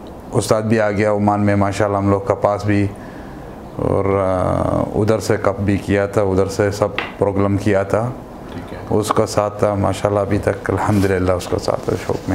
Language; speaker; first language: Hindi; non-native, learner; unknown